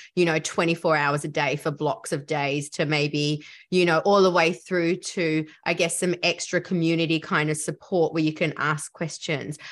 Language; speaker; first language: English; native; English